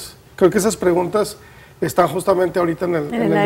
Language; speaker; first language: Spanish; native; Spanish